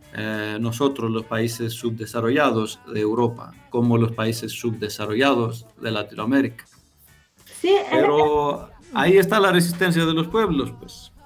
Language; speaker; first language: Spanish; non-native, fluent; Greek